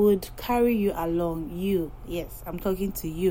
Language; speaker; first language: English; non-native, local second language; Yoruba